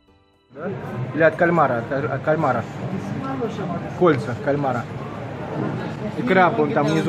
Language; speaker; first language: Russian; native; Russian